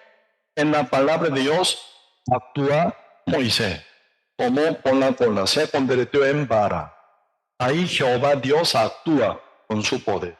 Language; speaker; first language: Spanish; non-native, learner; Korean